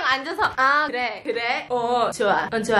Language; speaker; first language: Korean; early bilingual, heritage; English